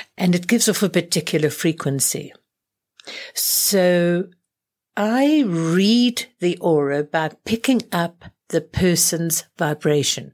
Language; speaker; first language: English; native; English